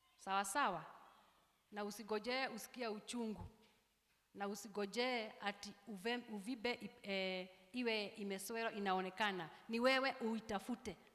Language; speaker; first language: Swahili; non-native, local second language; Kikuyu